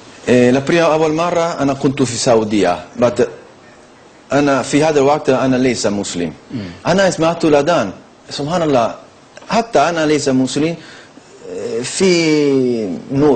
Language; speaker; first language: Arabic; non-native, learner; Italian